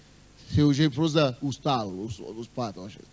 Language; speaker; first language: Russian; non-native, fluent; Yoruba